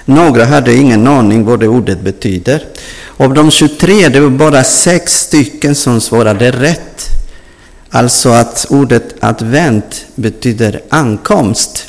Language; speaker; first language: Swedish; non-native, fluent; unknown